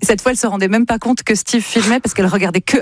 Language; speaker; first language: French; native; French